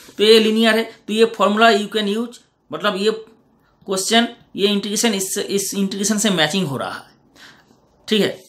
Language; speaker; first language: Hindi; non-native, local second language; Bangla